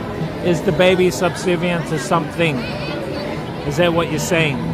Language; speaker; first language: English; native; English